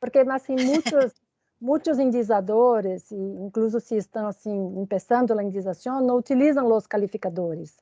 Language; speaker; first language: Spanish; non-native, fluent; Portuguese